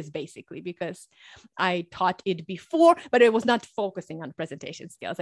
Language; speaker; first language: English; early bilingual, other home language; Russian